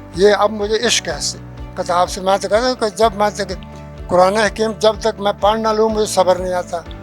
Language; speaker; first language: Urdu; non-native, local second language; Punjabi